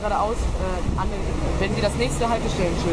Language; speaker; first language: German; native; German